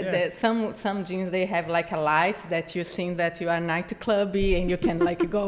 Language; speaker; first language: English; non-native, learner; Portuguese